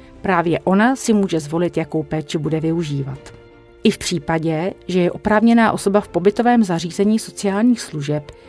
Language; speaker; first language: Czech; native; Czech